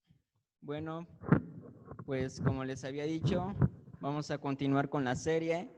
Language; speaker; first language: Spanish; native; Spanish